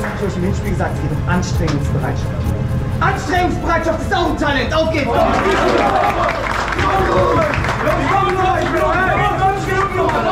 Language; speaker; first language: German; native; German